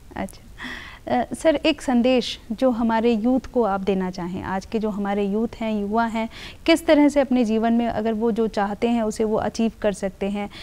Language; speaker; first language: Hindi; native; Hindi